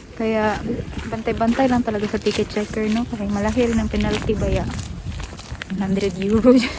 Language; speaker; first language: Filipino; non-native, local second language; Cebuano